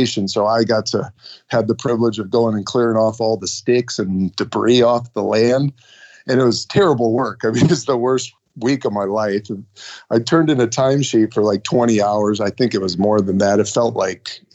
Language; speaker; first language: English; native; English